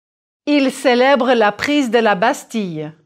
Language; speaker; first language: French; non-native, fluent; English